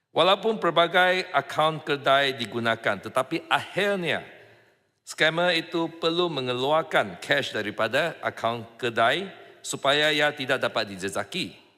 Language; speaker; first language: Malay; non-native, local second language; Chinese